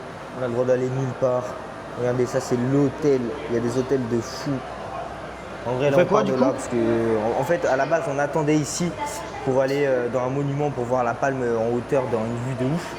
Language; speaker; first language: French; native; French